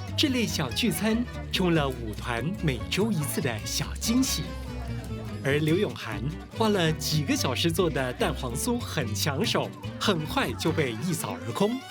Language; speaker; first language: Chinese; native; Chinese